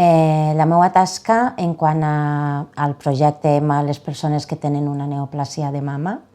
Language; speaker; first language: Catalan; native; Catalan